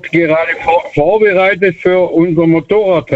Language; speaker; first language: German; native; German